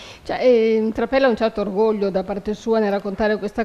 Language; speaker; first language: Italian; native; Italian